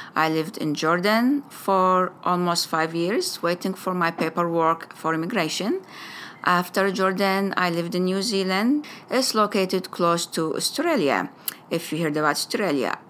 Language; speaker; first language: English; non-native, fluent; Arabic